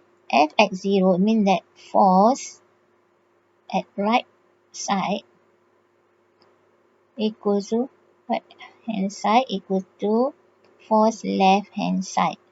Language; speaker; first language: English; non-native, local second language; Malay